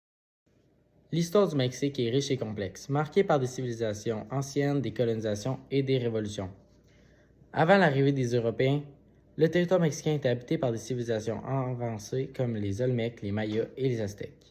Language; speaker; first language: French; native; French